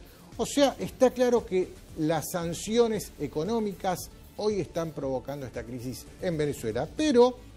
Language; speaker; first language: Spanish; native; Spanish